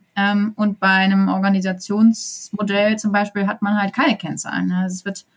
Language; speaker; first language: German; native; German